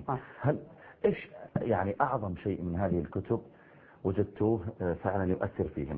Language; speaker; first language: Arabic; native; Arabic